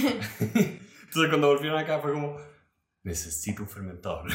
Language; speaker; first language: Spanish; native; Spanish